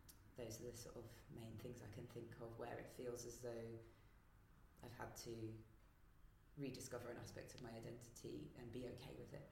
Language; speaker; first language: English; native; English